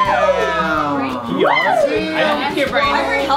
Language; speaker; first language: English; native; English